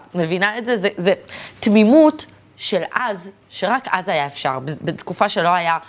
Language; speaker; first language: Hebrew; native; Hebrew